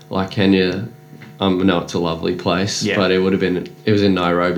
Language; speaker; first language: English; native; English